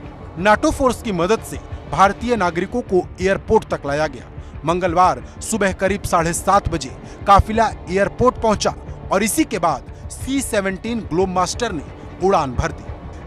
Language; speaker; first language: Hindi; native; Hindi